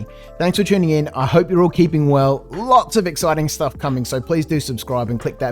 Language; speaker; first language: English; native; English